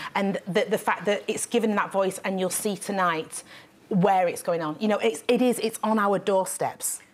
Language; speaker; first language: English; native; English